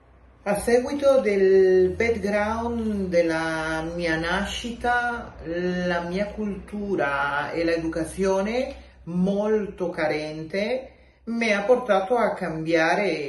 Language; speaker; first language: Italian; non-native, local second language; Spanish